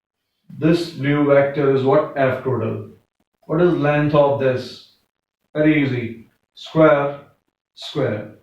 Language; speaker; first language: English; non-native, local second language; Hindi